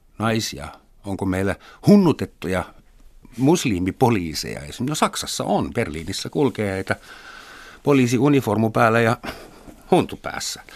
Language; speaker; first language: Finnish; non-native, fluent; German